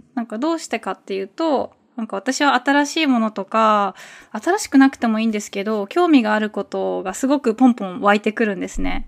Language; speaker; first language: Japanese; native; Japanese